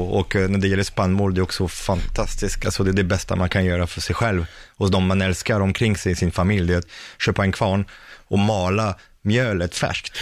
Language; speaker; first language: Swedish; non-native, fluent; French